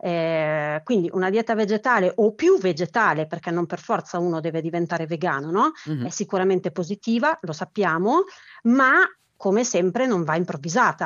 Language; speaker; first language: Italian; native; Italian